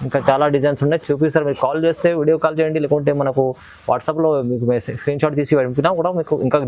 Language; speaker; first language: Telugu; native; Telugu